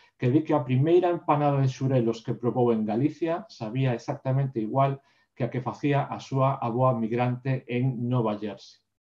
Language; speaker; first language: Galician; native; Galician